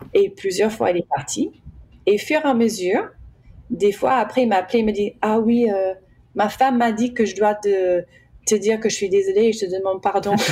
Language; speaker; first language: French; early bilingual, heritage; English